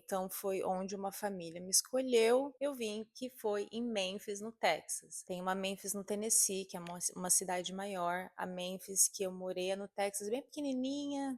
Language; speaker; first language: Portuguese; native; Portuguese